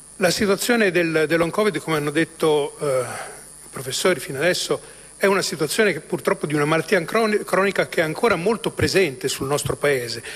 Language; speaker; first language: Italian; native; Italian